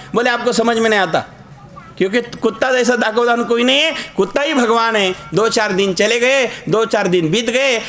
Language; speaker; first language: Hindi; non-native, local second language; Marathi